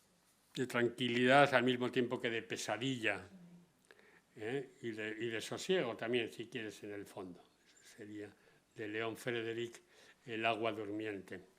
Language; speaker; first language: Spanish; native; Spanish